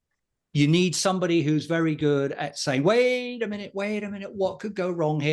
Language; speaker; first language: English; native; English